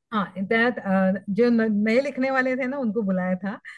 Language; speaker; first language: Hindi; non-native, local second language; Marathi